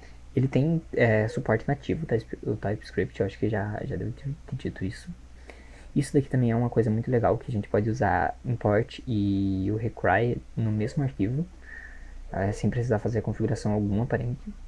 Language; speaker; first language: Portuguese; native; Portuguese